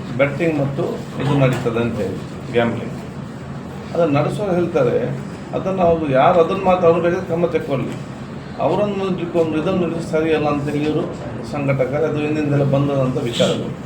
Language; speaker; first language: Kannada; non-native, local second language; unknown